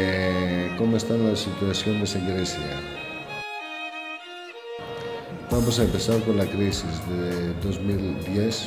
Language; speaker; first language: Spanish; non-native, learner; Greek